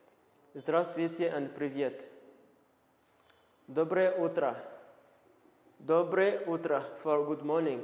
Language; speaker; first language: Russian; non-native, learner; Kinyarwanda